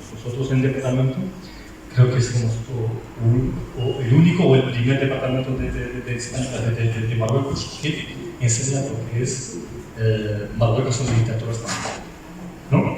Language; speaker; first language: Spanish; non-native, fluent; Arabic